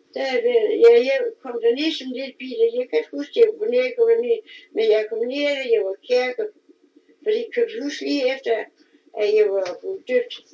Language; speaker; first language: Danish; native; Danish